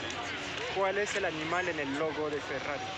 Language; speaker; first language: Spanish; non-native, fluent; French